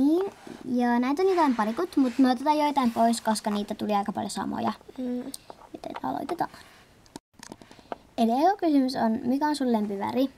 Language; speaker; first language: Finnish; native; Finnish